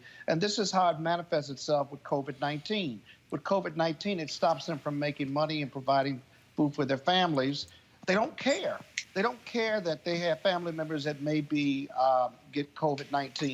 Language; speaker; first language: English; native; English